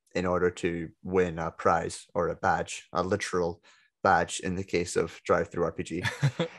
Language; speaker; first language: English; native; English